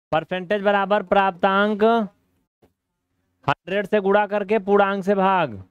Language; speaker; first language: Hindi; native; Hindi